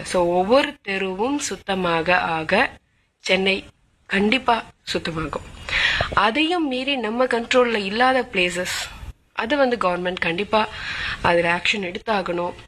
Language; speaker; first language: Tamil; non-native, local second language; Malayalam